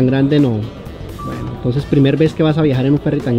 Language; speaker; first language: Spanish; native; Spanish